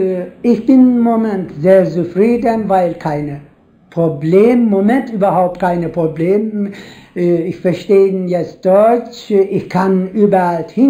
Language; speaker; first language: German; non-native, learner; Turkish